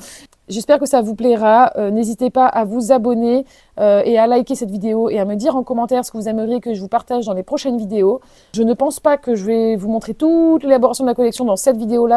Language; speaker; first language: French; native; French